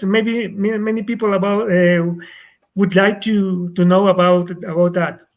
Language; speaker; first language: English; non-native, fluent; Spanish